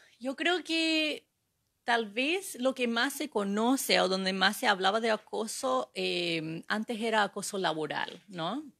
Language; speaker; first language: Spanish; non-native, fluent; English